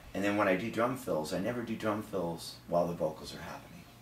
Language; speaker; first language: English; native; English